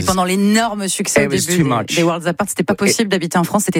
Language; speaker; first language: French; native; French